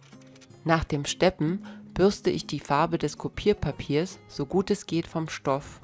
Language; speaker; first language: German; native; German